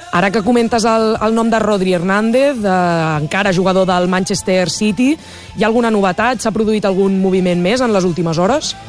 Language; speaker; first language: Catalan; native; Catalan